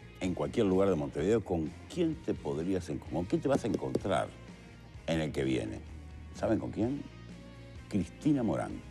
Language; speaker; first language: Spanish; native; Spanish